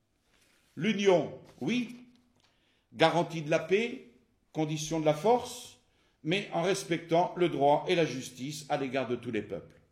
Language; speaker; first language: French; native; French